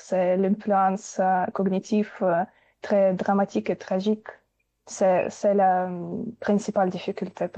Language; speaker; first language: French; non-native, fluent; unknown